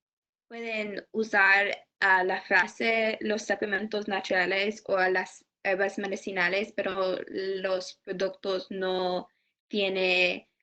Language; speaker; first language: Spanish; non-native, learner; English